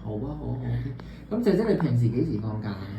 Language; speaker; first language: Cantonese; native; Cantonese